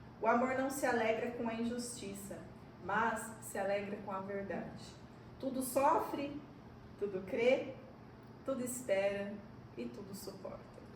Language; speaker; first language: Portuguese; native; Portuguese